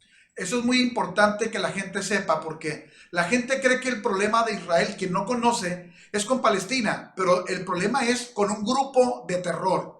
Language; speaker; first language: Spanish; native; Spanish